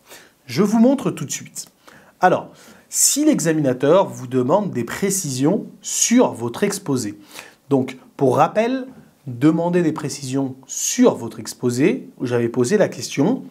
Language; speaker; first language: French; native; French